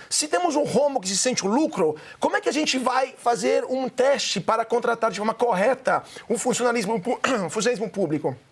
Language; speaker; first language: Portuguese; non-native, fluent; Italian